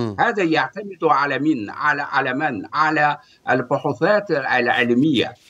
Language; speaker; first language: Arabic; non-native, fluent; Chinese